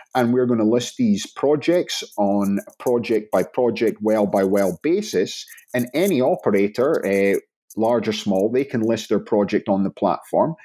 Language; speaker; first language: English; native; English